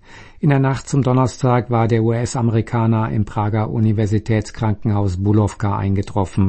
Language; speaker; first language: German; native; German